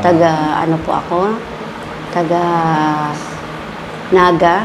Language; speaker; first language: Filipino; non-native, local second language; Bikol